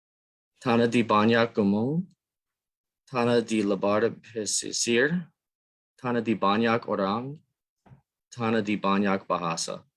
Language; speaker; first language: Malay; non-native, learner; English